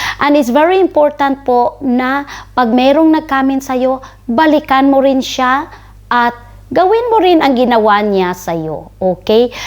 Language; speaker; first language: Filipino; non-native, local second language; Cebuano